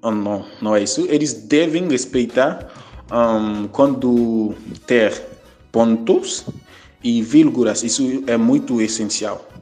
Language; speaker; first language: Portuguese; non-native, fluent; Haitian Creole